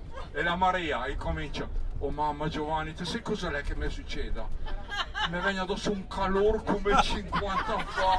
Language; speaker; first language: Italian; native; Italian